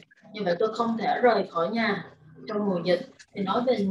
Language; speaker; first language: Vietnamese; native; Vietnamese